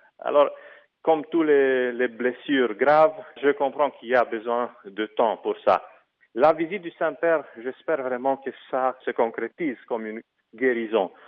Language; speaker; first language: French; non-native, fluent; Romanian